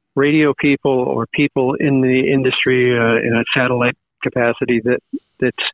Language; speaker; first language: English; native; English